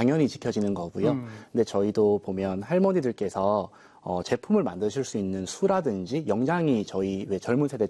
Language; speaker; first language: Korean; native; Korean